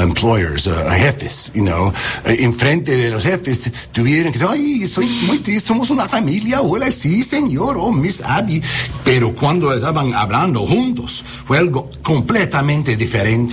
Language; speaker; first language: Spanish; early bilingual, heritage; English